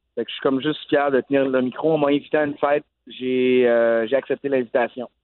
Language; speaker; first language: French; native; French